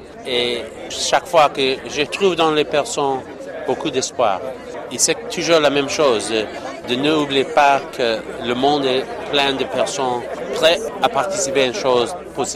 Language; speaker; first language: French; non-native, learner; English